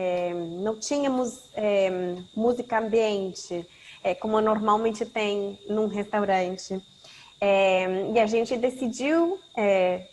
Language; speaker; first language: Portuguese; non-native, fluent; Spanish